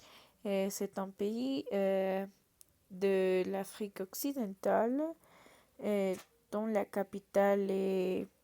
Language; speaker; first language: French; non-native, learner; Portuguese